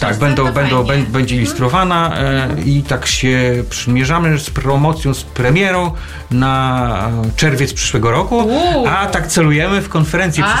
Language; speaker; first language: Polish; native; Polish